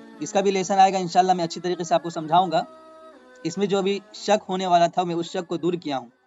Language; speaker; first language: Urdu; native; Urdu